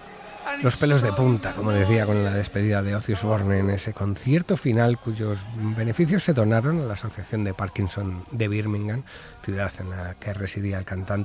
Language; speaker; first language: Spanish; native; Spanish